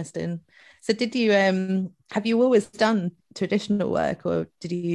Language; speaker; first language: English; non-native, local second language; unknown